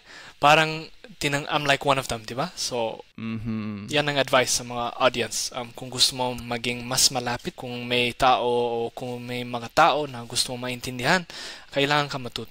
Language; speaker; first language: Filipino; non-native, fluent; Somali